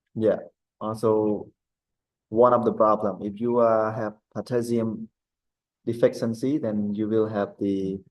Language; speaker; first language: English; non-native, fluent; Khmer